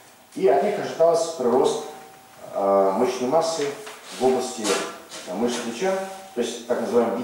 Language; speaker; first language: Russian; native; Russian